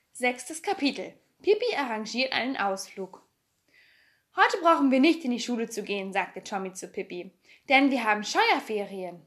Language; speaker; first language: German; native; German